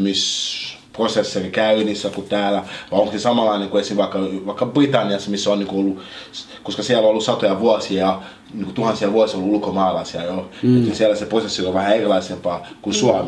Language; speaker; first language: Finnish; early bilingual, other home language; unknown